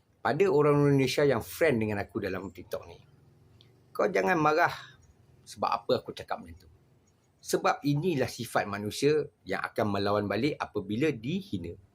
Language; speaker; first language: Malay; native; Malay